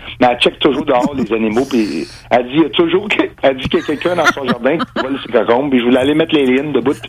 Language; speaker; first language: French; non-native, local second language; English